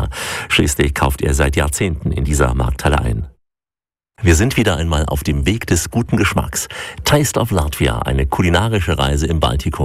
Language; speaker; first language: German; native; German